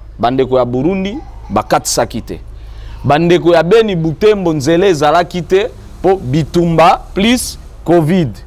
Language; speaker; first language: Lingala; non-native, local second language; Swahili